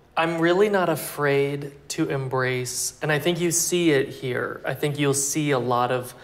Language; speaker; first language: English; native; English